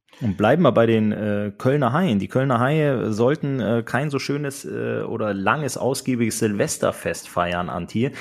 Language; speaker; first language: German; native; German